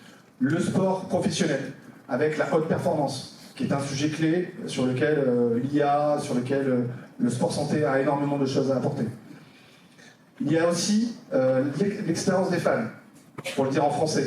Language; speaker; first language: French; native; French